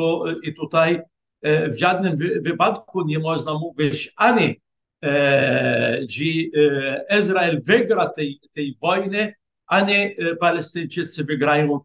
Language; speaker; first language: Polish; non-native, fluent; Arabic